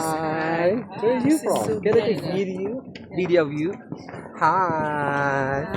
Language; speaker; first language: English; non-native, local second language; Filipino